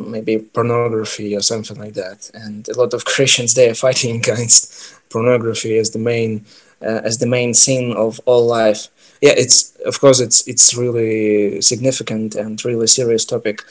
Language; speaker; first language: English; non-native, fluent; Ukrainian